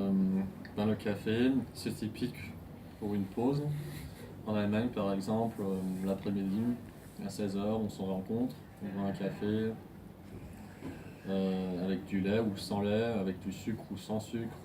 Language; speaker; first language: French; non-native, fluent; German